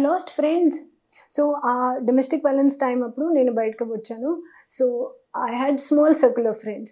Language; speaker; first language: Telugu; non-native, learner; Hindi